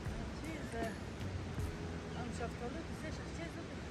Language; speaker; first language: Persian; native; Persian